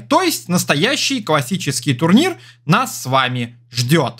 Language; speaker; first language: Russian; native; Russian